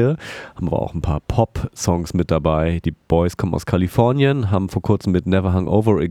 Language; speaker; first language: German; native; German